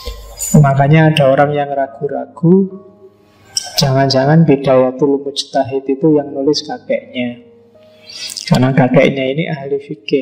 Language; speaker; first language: Indonesian; native; Indonesian